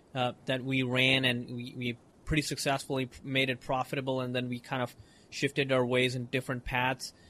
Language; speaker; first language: English; non-native, local second language; Hindi